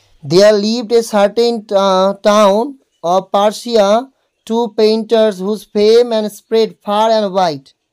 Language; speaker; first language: English; non-native, local second language; Bangla